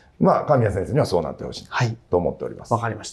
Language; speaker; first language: Japanese; native; Japanese